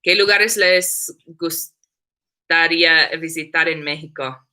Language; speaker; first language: Spanish; non-native, learner; English